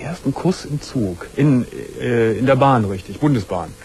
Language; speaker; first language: German; native; German